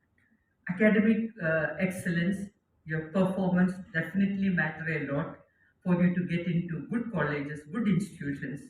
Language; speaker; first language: English; non-native, local second language; Malayalam